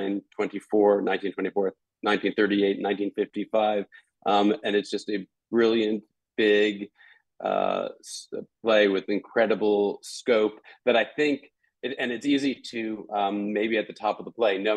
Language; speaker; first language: English; native; English